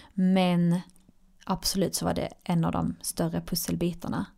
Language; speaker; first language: Swedish; early bilingual, other home language; Arabic